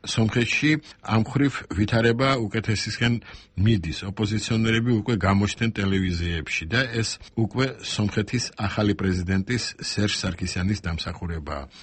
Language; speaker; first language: Georgian; non-native, local second language; Armenian